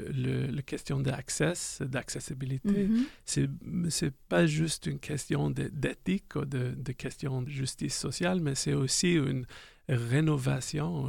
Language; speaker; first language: French; non-native, learner; English